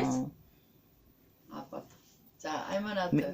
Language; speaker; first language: Russian; non-native, learner; Korean